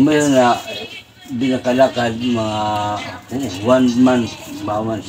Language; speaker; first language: Filipino; non-native, local second language; Cebuano